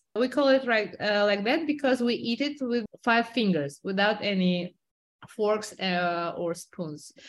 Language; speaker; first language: English; non-native, fluent; Russian